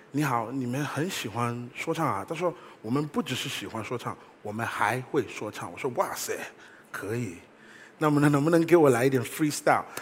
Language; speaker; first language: Chinese; non-native, fluent; English